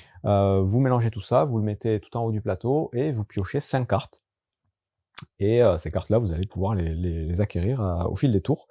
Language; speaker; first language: French; native; French